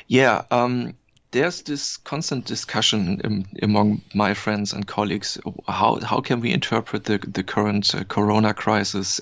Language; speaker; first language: English; non-native, fluent; German